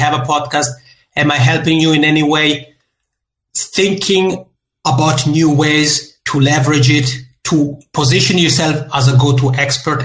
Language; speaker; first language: English; non-native, fluent; Italian